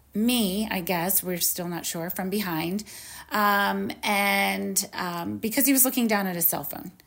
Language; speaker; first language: English; native; English